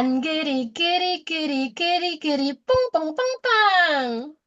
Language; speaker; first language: Korean; non-native, learner; Indonesian